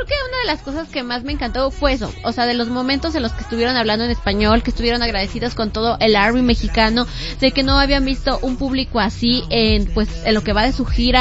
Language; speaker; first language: Spanish; native; Spanish